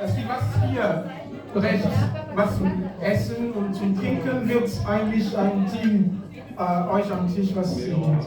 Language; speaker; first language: German; non-native, learner; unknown